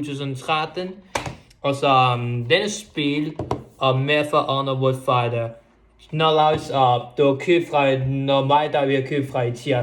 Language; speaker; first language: Danish; non-native, local second language; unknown